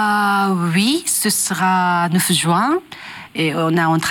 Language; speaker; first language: French; non-native, learner; Japanese